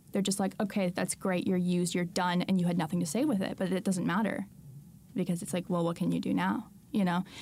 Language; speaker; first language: English; native; English